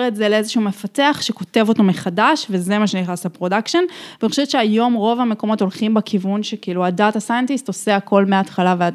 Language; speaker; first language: Hebrew; native; Hebrew